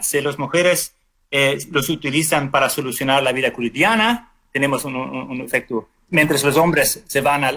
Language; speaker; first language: Spanish; non-native, fluent; Swedish